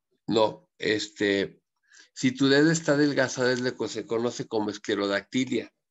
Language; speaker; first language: Spanish; native; Spanish